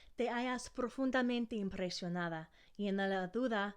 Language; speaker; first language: Spanish; non-native, fluent; English